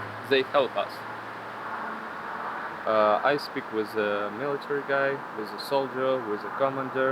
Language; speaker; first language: English; non-native, learner; Ukrainian